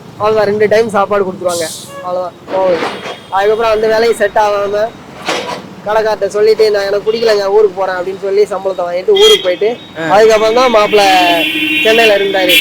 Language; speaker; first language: Tamil; native; Tamil